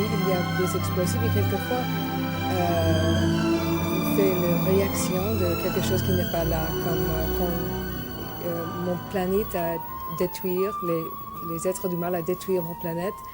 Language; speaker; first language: French; non-native, learner; English